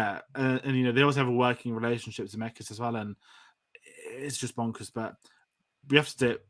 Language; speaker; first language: English; native; English